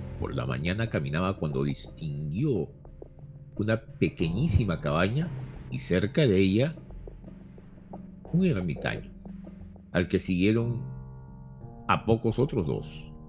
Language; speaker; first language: Spanish; native; Spanish